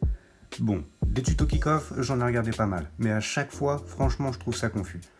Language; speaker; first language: French; native; French